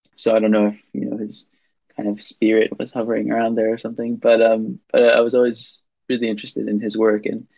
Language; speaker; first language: English; non-native, fluent; Hebrew